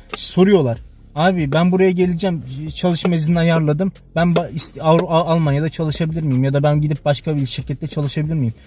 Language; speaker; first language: Turkish; native; Turkish